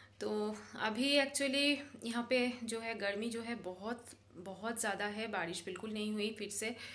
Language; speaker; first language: Hindi; non-native, local second language; Bangla